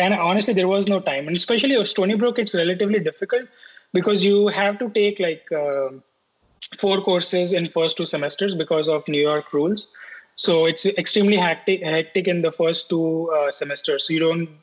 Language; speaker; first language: English; non-native, local second language; Hindi